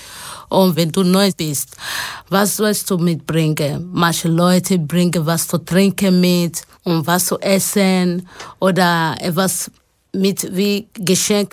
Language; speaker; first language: German; non-native, learner; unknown